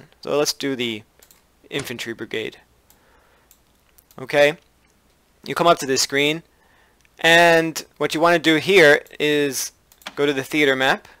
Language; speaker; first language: English; native; English